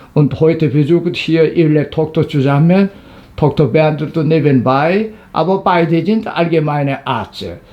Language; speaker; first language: German; non-native, learner; Korean